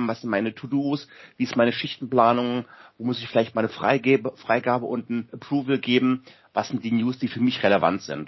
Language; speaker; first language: German; native; German